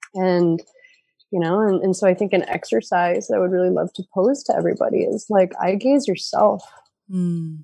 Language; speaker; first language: English; native; English